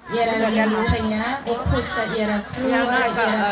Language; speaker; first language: Swedish; non-native, fluent; Thai